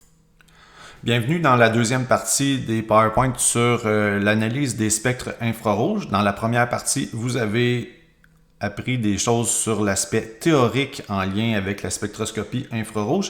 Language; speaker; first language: French; native; French